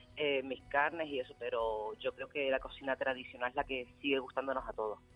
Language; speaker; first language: Spanish; native; Spanish